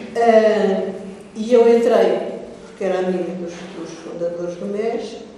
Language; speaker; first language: Portuguese; native; Portuguese